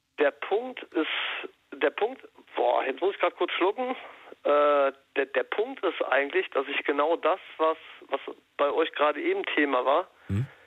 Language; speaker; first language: German; native; German